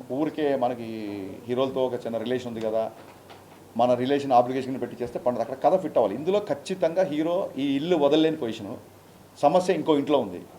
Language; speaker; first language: Telugu; native; Telugu